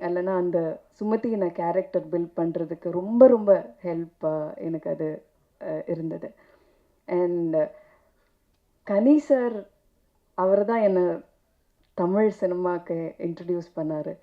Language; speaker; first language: Tamil; non-native, learner; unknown